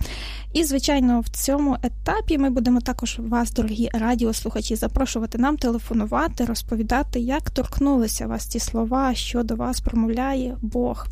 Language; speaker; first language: Ukrainian; native; Ukrainian